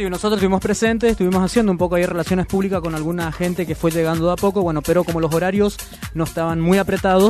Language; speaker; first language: Spanish; native; Spanish